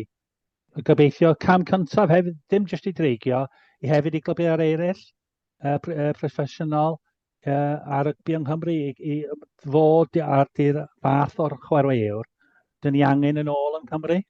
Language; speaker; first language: Welsh; native; Welsh